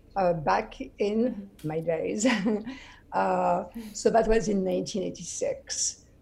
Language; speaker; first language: English; non-native, fluent; French